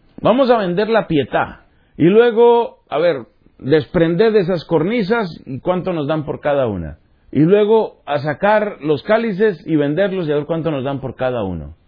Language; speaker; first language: Spanish; native; Spanish